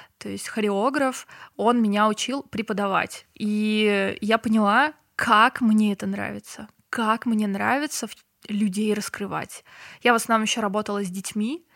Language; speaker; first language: Russian; non-native, local second language; Turkmen